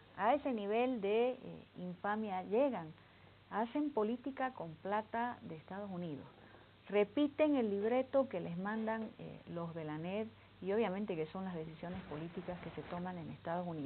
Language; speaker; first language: Spanish; native; Spanish